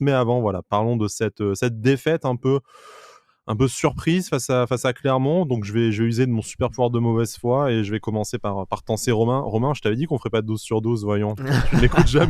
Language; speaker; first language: French; native; French